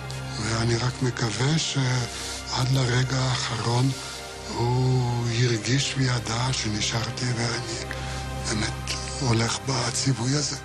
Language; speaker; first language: Hebrew; non-native, fluent; Yiddish